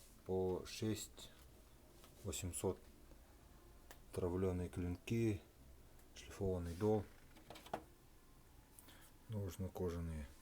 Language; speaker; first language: Russian; native; Russian